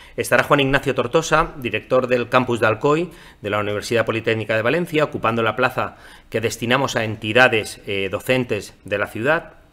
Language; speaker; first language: Spanish; non-native, local second language; Catalan